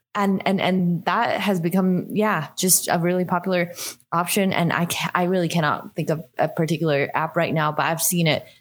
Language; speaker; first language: English; non-native, local second language; Cantonese